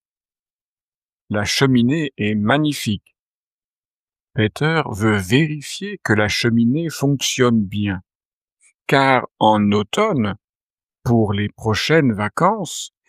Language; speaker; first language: French; native; French